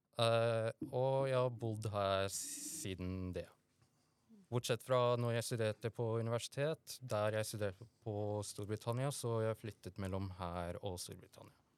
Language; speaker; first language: Norwegian; early bilingual, other home language; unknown